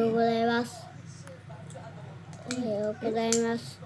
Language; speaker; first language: Japanese; early bilingual, other home language; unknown